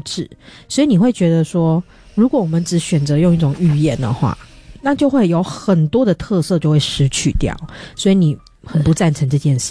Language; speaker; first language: Chinese; non-native, local second language; Min Nan Chinese